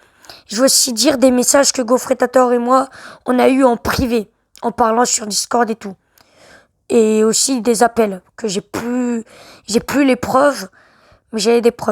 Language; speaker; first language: French; native; French